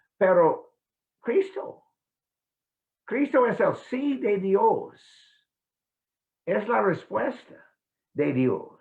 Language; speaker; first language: Spanish; non-native, fluent; English